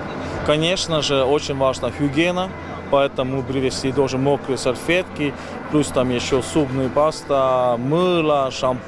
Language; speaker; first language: Russian; non-native, learner; Estonian